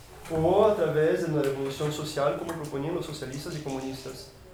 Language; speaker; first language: Spanish; non-native, fluent; Portuguese